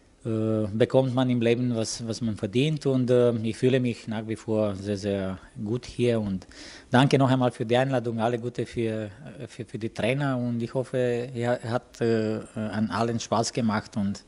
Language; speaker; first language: German; non-native, fluent; Romanian